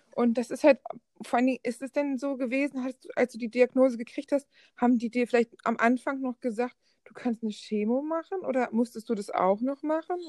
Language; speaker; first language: German; native; German